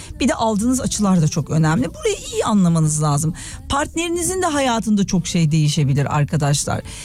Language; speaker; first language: Turkish; native; Turkish